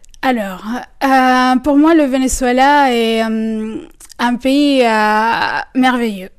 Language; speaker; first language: French; non-native, fluent; Spanish